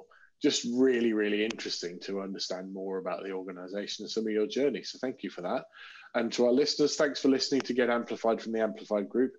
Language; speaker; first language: English; native; English